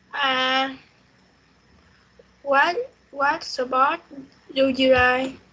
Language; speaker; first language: English; non-native, learner; Vietnamese